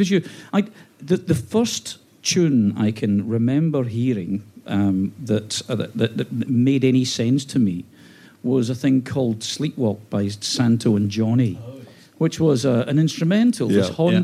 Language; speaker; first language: English; native; English